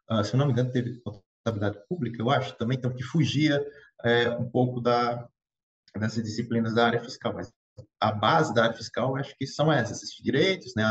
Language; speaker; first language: Portuguese; native; Portuguese